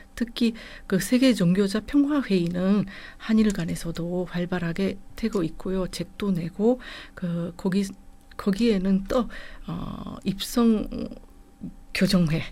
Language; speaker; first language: Korean; non-native, fluent; Japanese